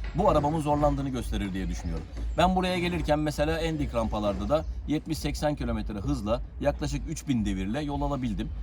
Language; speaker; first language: Turkish; early bilingual, heritage; Turkish